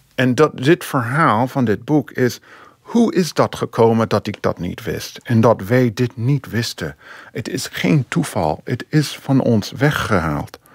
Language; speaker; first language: Dutch; non-native, fluent; English